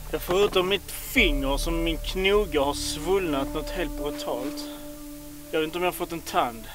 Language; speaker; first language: Swedish; native; Swedish